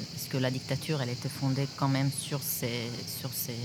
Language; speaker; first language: French; non-native, fluent; Romanian